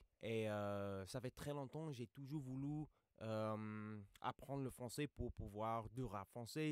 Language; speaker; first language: French; non-native, fluent; English